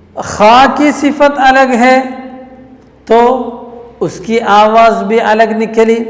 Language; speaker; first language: Urdu; non-native, local second language; Malayalam